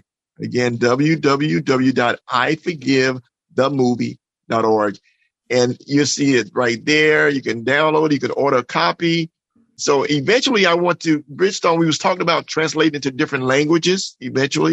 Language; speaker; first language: English; native; English